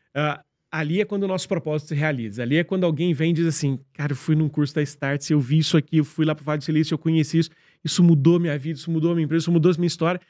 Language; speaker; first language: Portuguese; native; Portuguese